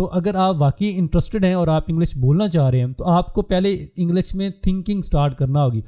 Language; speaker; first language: Urdu; non-native, local second language; Punjabi